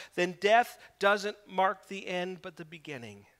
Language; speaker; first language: English; native; English